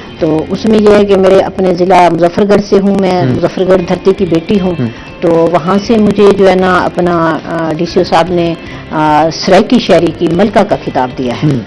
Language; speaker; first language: Urdu; non-native, local second language; Saraiki